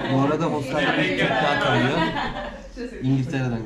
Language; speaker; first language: Turkish; native; Turkish